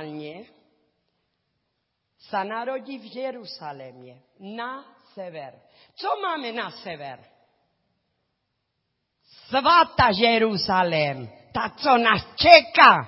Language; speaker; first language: Czech; non-native, learner; Spanish